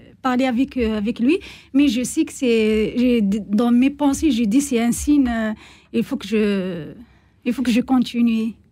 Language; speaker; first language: French; non-native, learner; Kabyle